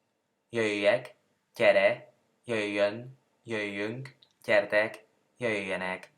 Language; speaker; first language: Hungarian; non-native, learner; Spanish